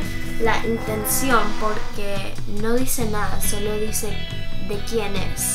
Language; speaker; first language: Spanish; early bilingual, heritage; Spanish